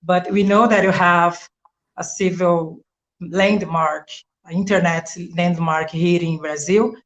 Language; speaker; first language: English; non-native, fluent; Portuguese